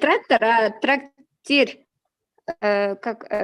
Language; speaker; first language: Russian; native; Russian